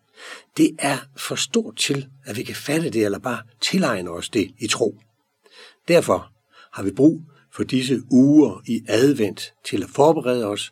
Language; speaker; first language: Danish; native; Danish